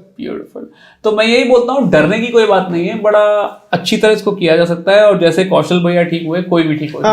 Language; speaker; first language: Hindi; native; Hindi